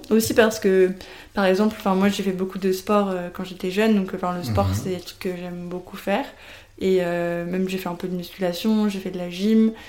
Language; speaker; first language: French; native; French